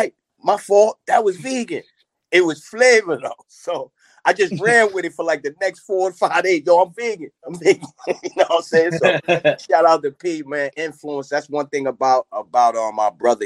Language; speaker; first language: English; native; English